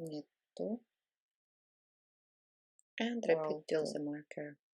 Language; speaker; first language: English; non-native, fluent; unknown